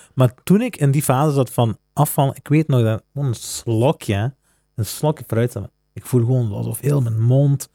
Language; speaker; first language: Dutch; native; Dutch